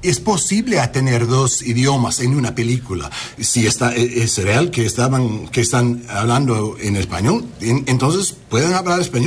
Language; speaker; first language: Spanish; early bilingual, heritage; Spanish